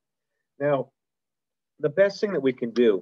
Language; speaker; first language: English; native; English